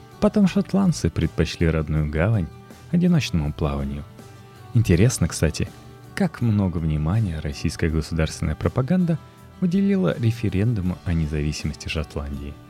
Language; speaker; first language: Russian; native; Russian